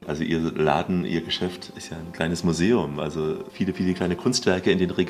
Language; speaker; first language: German; native; German